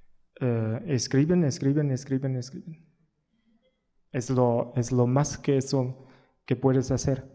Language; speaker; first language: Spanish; non-native, learner; German